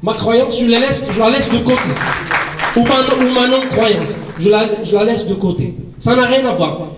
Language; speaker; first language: French; non-native, local second language; Arabic